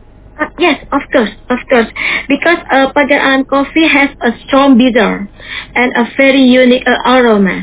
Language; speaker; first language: English; non-native, learner; Indonesian